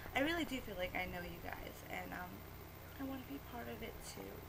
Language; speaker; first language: English; native; English